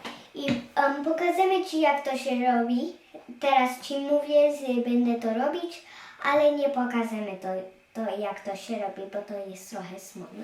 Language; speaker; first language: Polish; early bilingual, heritage; Polish